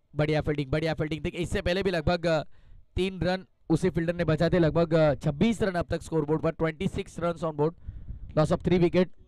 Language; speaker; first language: Hindi; non-native, local second language; Marathi